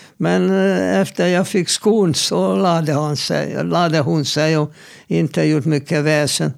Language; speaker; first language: Swedish; non-native, fluent; Hungarian